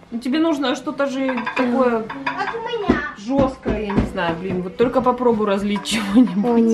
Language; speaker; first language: Russian; native; Russian